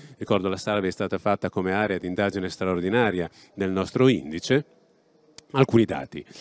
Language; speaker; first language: Italian; native; Italian